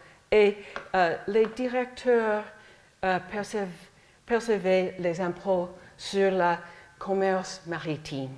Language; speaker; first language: French; non-native, fluent; English